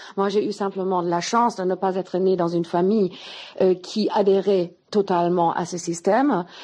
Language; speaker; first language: French; non-native, fluent; German